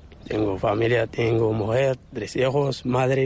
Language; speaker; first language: Spanish; non-native, learner; Arabic